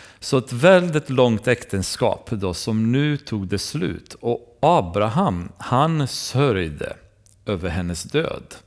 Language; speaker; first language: Swedish; non-native, fluent; Romanian